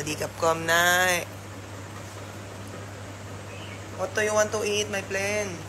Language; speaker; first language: English; non-native, learner; Thai